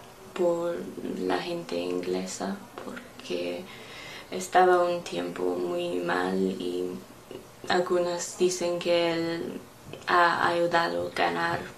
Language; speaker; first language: Spanish; non-native, learner; English